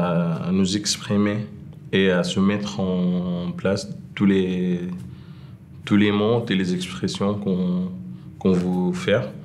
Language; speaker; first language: French; non-native, fluent; Arabic